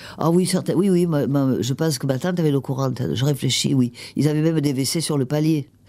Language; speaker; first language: French; native; French